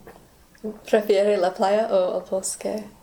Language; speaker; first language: Spanish; non-native, learner; English